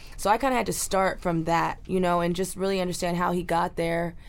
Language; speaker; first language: English; native; English